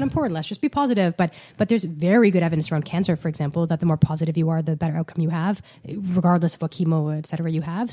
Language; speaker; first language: English; native; English